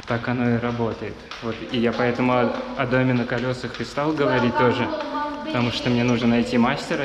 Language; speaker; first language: Russian; native; Russian